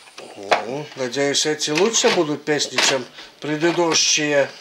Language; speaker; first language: Russian; native; Russian